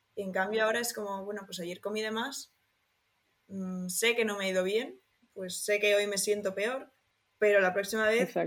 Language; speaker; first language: Spanish; native; Spanish